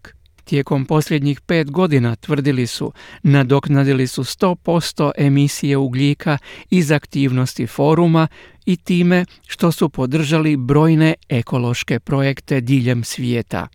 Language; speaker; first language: Croatian; native; Croatian